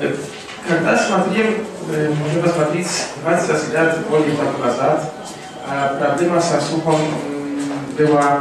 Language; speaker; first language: Russian; non-native, fluent; Polish